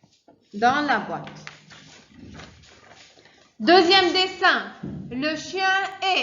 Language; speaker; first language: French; non-native, fluent; Arabic